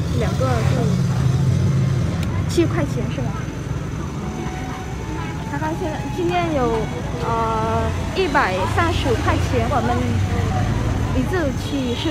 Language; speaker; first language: Chinese; non-native, fluent; Vietnamese